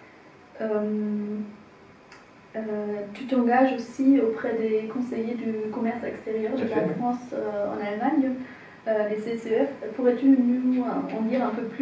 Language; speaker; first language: French; non-native, fluent; German